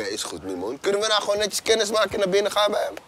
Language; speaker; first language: Dutch; native; Dutch